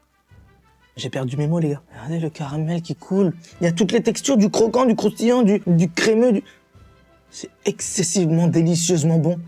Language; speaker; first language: French; native; French